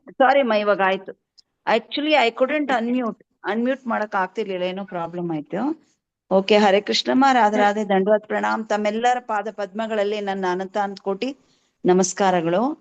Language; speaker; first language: Kannada; native; Kannada